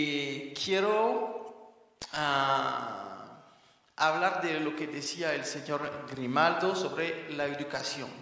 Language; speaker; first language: Spanish; non-native, fluent; French